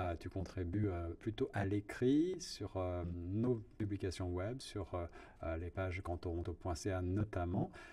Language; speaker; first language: French; native; French